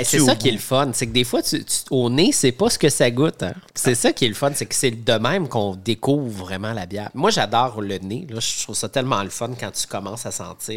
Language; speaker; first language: French; native; French